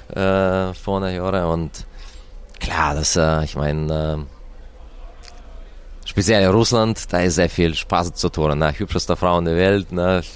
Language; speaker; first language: German; non-native, fluent; Russian